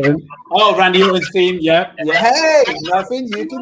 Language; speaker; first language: English; native; English